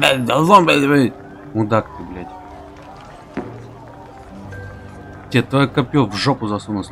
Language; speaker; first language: Russian; native; Russian